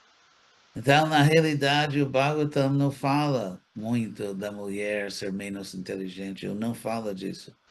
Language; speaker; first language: Portuguese; non-native, fluent; English